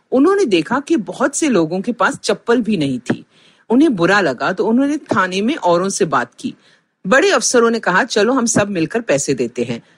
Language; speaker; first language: Hindi; non-native, local second language; Punjabi